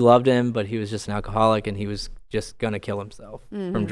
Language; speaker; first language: English; native; English